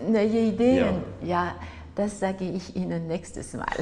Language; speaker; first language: German; non-native, learner; French